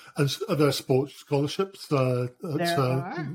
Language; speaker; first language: English; native; English